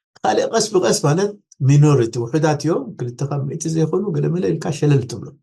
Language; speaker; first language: Tigrinya; non-native, local second language; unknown